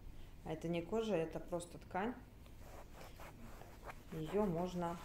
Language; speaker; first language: Russian; native; Russian